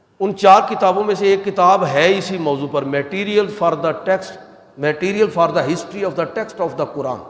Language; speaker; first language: Urdu; non-native, local second language; Punjabi